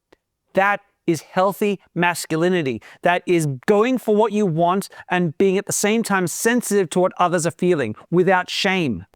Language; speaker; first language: English; native; English